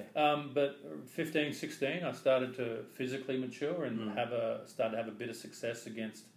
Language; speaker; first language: English; native; English